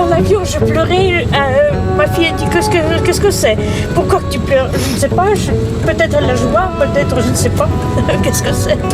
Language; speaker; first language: French; early bilingual, heritage; Russian